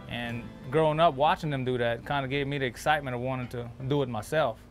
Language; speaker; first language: English; native; English